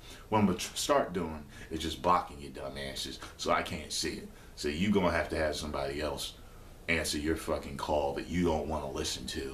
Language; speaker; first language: English; native; English